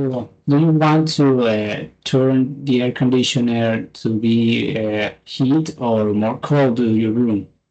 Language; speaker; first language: English; non-native, fluent; Spanish